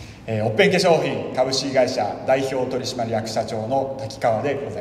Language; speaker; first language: Japanese; native; Japanese